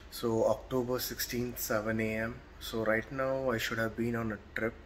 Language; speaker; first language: English; non-native, local second language; Tamil